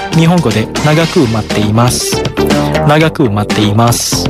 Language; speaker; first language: Japanese; non-native, fluent; Indonesian